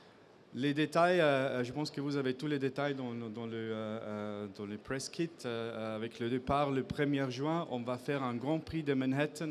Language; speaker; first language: French; non-native, fluent; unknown